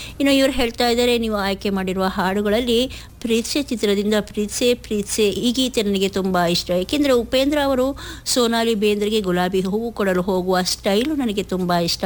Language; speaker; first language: Kannada; native; Kannada